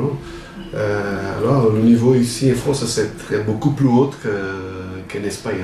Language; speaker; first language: French; non-native, fluent; Portuguese